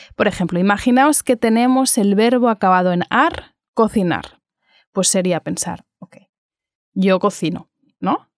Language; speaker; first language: Spanish; native; Spanish